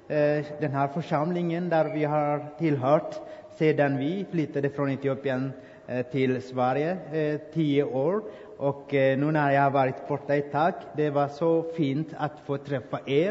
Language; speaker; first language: Swedish; non-native, fluent; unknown